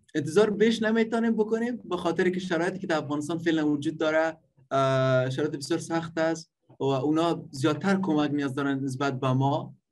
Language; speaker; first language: Persian; native; Persian